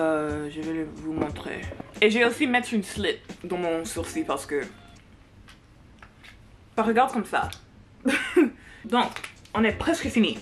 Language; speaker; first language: French; non-native, learner; English